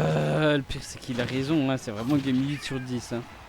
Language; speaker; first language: French; native; French